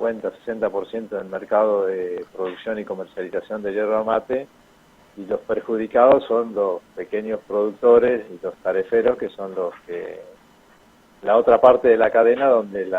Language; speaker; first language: Spanish; native; Spanish